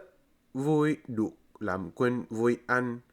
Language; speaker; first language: Vietnamese; non-native, learner; English